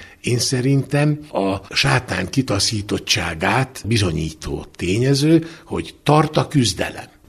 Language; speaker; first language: Hungarian; native; Hungarian